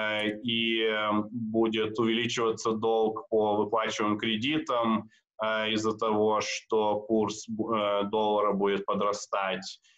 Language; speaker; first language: Russian; native; Russian